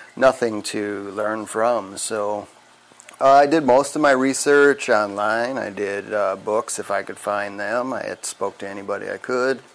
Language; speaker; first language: English; native; English